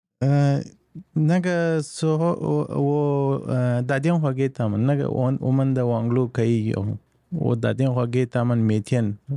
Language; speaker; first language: Chinese; non-native, learner; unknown